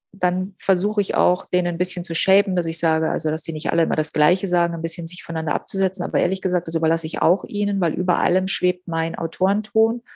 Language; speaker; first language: German; native; German